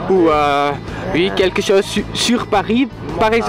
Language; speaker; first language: French; non-native, learner; Dutch